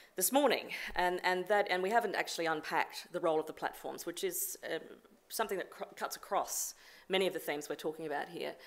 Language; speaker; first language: English; native; English